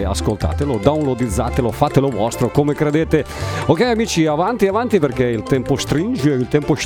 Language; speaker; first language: Italian; native; Italian